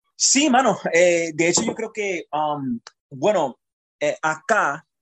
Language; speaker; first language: Spanish; early bilingual, heritage; Spanish